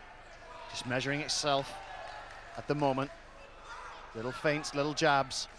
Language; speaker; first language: English; native; English